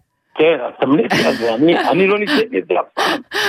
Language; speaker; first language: Hebrew; native; Hebrew